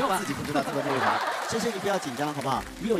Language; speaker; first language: Chinese; native; Chinese